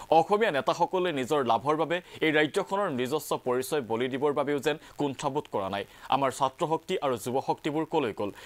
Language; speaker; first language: Assamese; native; Assamese